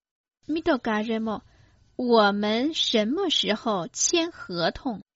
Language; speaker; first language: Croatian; non-native, fluent; Chinese